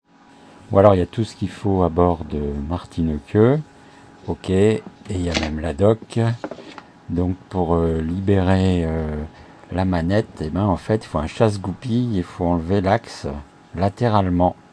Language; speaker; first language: French; native; French